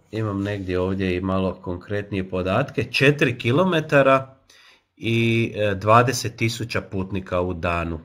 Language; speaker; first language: Croatian; native; Croatian